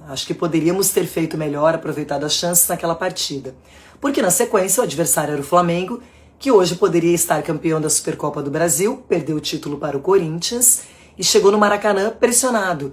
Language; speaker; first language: Portuguese; native; Portuguese